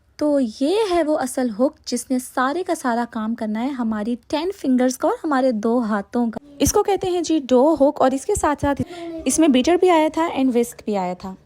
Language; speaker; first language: Urdu; native; Urdu